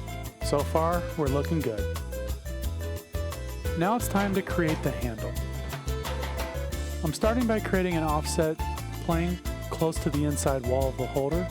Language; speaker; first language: English; native; English